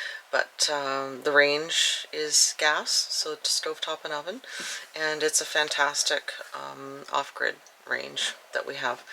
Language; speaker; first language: English; native; English